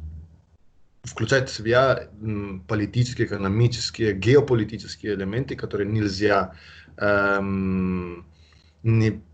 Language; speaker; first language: Russian; non-native, fluent; Italian